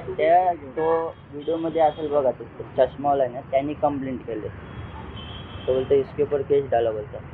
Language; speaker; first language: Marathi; native; Marathi